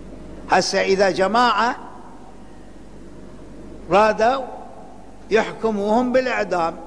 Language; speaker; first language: Arabic; native; Arabic